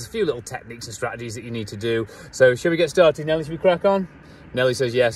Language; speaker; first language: English; native; English